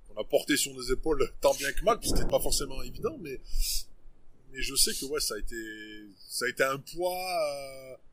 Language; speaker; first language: French; native; French